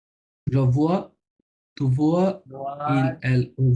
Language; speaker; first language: French; non-native, learner; Bangla